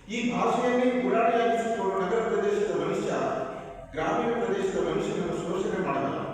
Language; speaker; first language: Kannada; non-native, local second language; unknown